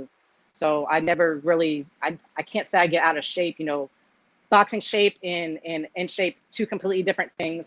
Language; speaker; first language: English; native; English